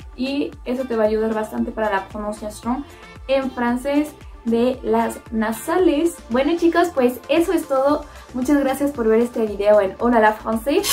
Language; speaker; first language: Spanish; native; Spanish